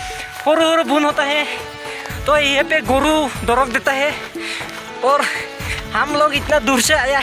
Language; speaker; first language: Hindi; non-native, local second language; Assamese